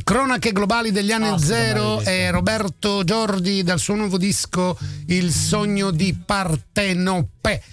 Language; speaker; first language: Italian; native; Italian